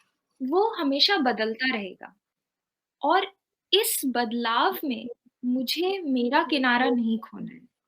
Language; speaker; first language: Hindi; native; Hindi